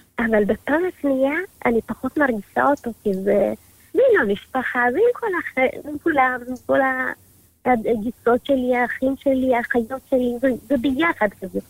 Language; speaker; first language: Hebrew; early bilingual, other home language; Amharic